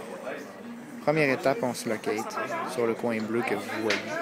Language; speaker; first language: French; native; French